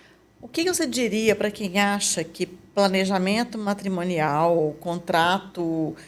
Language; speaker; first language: Portuguese; native; Portuguese